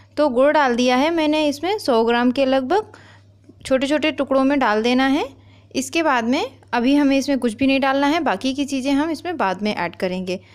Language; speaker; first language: Hindi; native; Hindi